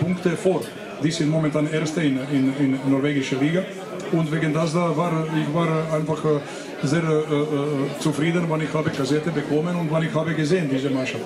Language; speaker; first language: German; non-native, fluent; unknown